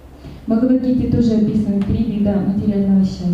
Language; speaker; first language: Russian; native; Russian